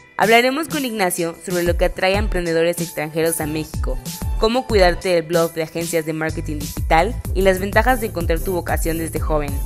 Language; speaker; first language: Spanish; native; Spanish